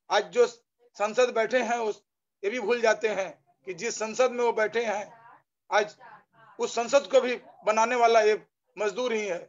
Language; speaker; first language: Hindi; non-native, local second language; Bangla